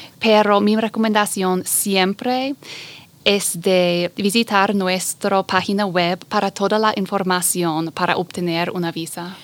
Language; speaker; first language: Spanish; non-native, fluent; English